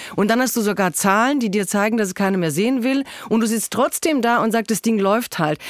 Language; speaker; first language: German; early bilingual, other home language; Croatian